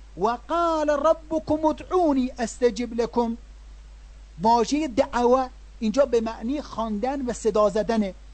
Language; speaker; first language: Persian; native; Persian